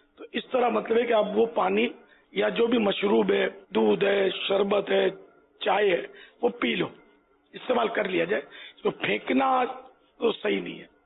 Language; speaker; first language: Urdu; non-native, local second language; Memoni